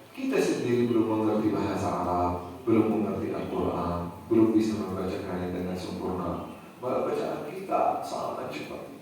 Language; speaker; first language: Indonesian; non-native, fluent; Arabic